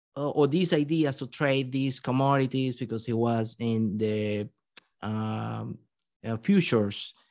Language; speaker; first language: English; non-native, fluent; Spanish